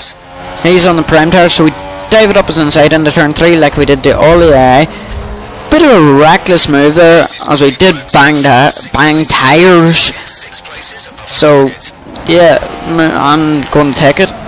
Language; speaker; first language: English; native; English